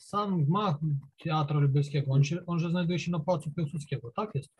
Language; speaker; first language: Polish; non-native, learner; Ukrainian